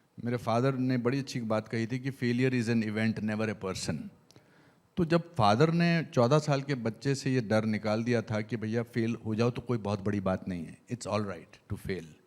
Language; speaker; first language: Hindi; native; Hindi